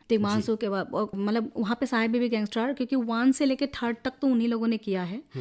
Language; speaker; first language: Hindi; non-native, local second language; Assamese